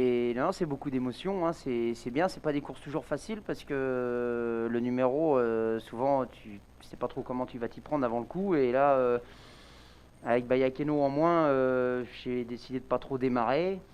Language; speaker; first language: French; native; French